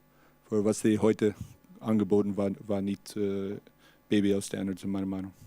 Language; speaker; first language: German; non-native, learner; English